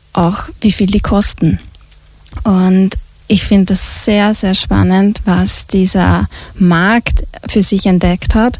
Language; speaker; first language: German; native; German